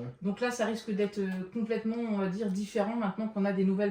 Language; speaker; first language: French; native; French